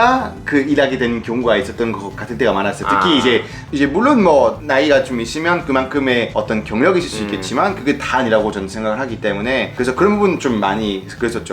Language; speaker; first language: Korean; non-native, fluent; French